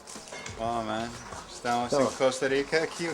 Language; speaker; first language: Portuguese; non-native, fluent; English